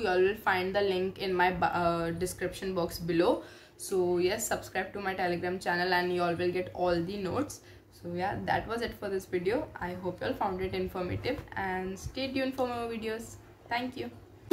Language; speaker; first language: English; non-native, local second language; Hindi